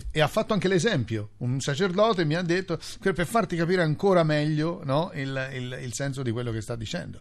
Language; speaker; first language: Italian; native; Italian